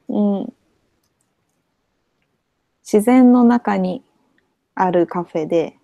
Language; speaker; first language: Japanese; non-native, fluent; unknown